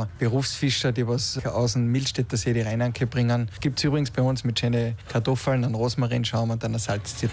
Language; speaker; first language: German; native; German